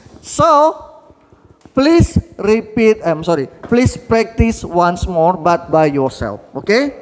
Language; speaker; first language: English; non-native, fluent; Indonesian